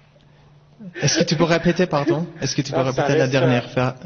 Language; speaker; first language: French; non-native, fluent; Persian